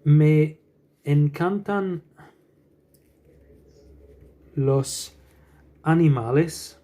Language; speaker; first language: Spanish; non-native, fluent; English